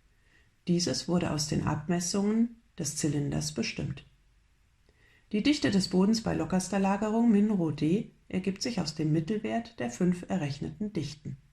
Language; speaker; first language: German; native; German